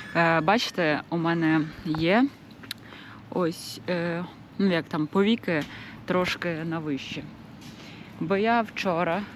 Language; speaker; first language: Ukrainian; non-native, local second language; Russian